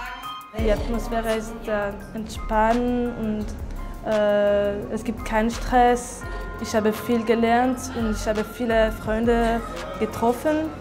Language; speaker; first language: German; non-native, learner; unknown